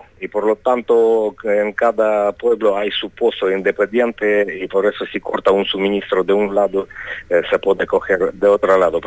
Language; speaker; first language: Spanish; non-native, fluent; Ukrainian